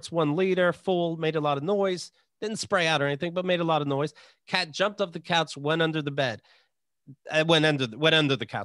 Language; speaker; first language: English; native; English